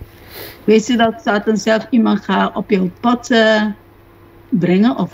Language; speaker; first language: Dutch; non-native, local second language; Papiamento